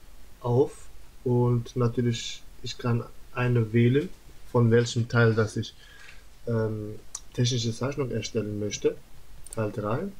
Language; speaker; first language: German; non-native, learner; Turkish